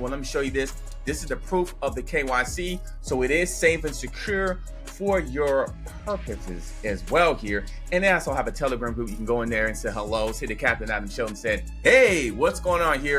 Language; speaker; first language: English; native; English